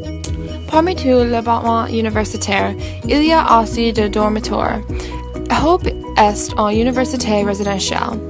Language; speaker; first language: French; non-native, learner; English